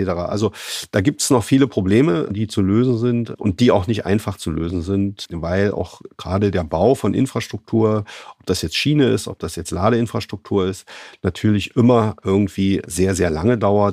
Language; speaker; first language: German; native; German